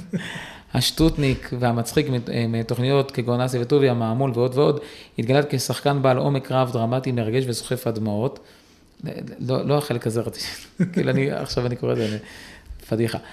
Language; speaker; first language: Hebrew; native; Hebrew